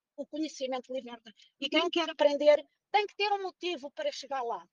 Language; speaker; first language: Portuguese; native; Portuguese